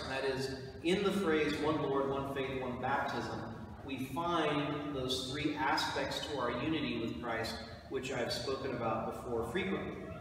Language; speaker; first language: English; native; English